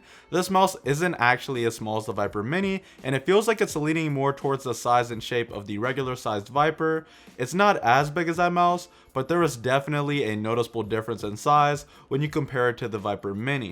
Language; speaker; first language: English; native; English